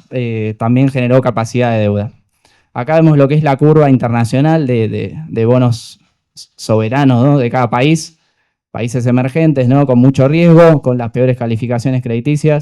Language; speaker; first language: Spanish; native; Spanish